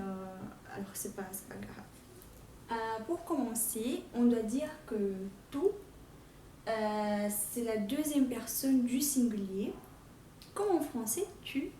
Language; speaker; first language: French; non-native, fluent; Portuguese